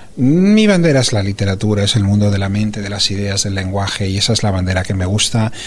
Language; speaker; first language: Spanish; native; Spanish